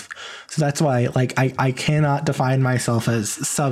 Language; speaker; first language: English; native; English